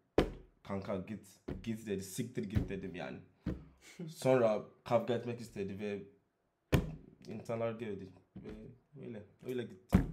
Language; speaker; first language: Turkish; non-native, learner; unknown